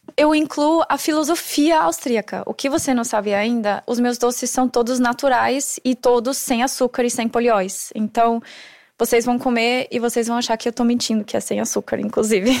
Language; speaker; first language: Portuguese; non-native, fluent; German